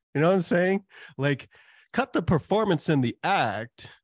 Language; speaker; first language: English; native; English